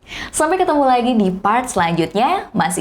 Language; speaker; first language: Indonesian; native; Indonesian